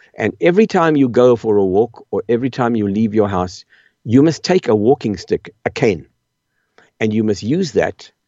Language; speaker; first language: English; native; English